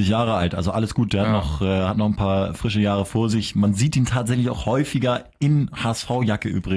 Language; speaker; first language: German; native; German